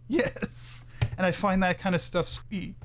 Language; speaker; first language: English; native; English